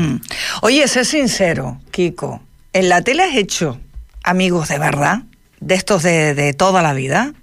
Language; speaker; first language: Spanish; native; Spanish